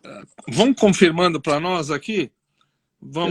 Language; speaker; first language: Portuguese; native; Portuguese